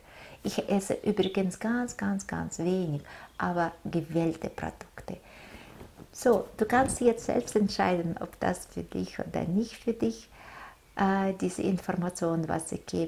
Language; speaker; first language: German; non-native, fluent; Russian